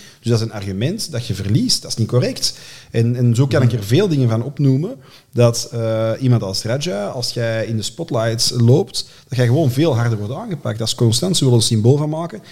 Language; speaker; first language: Dutch; native; Dutch